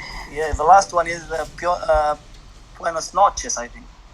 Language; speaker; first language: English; non-native, learner; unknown